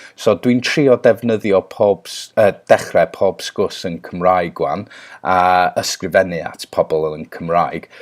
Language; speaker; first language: Welsh; non-native, local second language; English